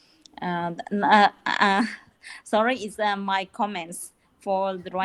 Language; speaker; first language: English; non-native, learner; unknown